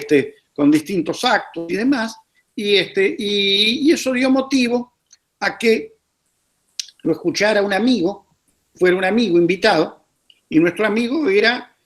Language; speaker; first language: Spanish; native; Spanish